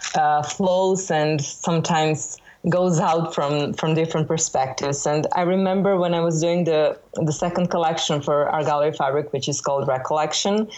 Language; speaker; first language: English; non-native, fluent; Serbian